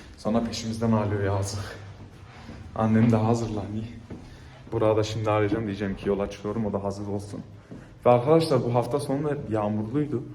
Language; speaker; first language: Turkish; early bilingual, heritage; Turkish